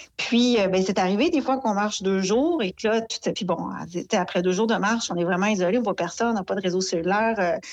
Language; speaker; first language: French; native; French